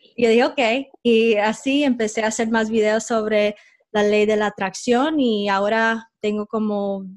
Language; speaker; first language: Spanish; early bilingual, heritage; Spanish